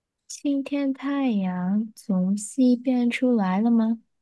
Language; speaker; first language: Chinese; non-native, learner; Vietnamese